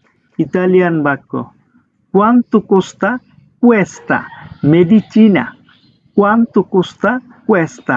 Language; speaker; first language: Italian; non-native, fluent; Bangla